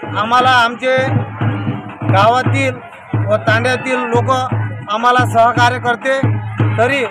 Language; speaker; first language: Marathi; non-native, local second language; Lambadi